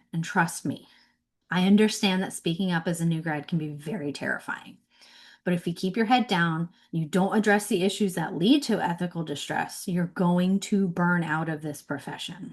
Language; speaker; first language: English; native; English